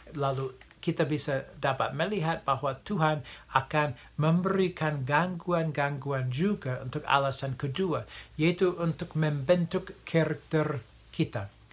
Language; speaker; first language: Indonesian; non-native, fluent; English